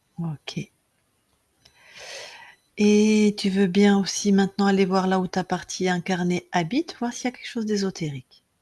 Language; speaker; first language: French; native; French